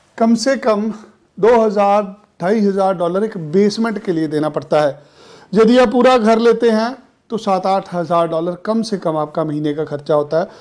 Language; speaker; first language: Hindi; non-native, local second language; Punjabi